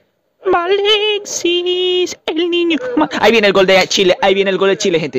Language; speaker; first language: Spanish; native; Spanish